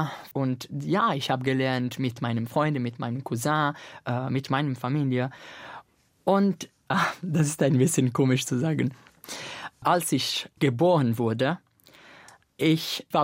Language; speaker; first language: German; non-native, fluent; Italian